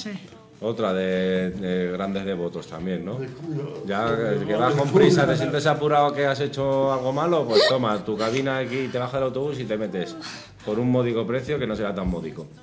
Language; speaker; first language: Spanish; native; Spanish